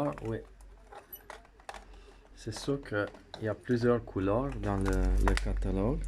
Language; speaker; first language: French; non-native, fluent; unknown